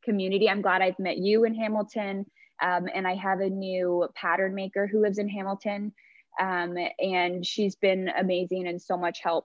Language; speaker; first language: English; native; English